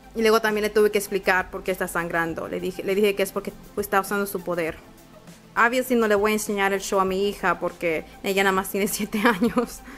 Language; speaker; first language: Spanish; early bilingual, heritage; Spanish